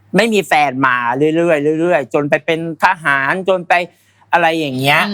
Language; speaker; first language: Thai; native; Thai